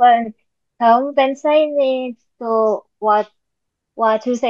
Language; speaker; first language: Korean; non-native, learner; Indonesian